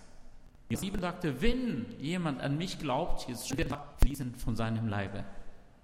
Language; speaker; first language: German; non-native, learner; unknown